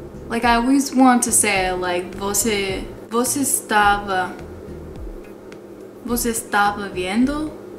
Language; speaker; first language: Portuguese; non-native, learner; English